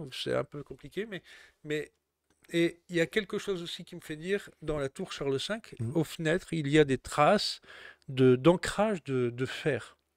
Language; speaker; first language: French; native; French